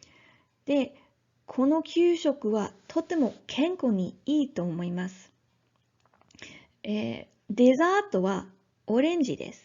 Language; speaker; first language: Japanese; non-native, learner; English